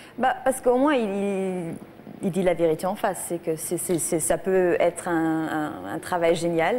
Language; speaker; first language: French; non-native, fluent; German